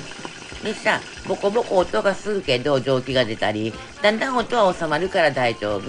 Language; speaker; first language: Japanese; native; Japanese